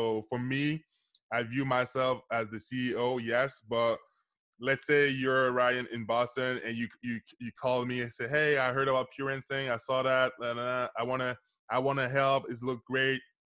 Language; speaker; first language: English; native; English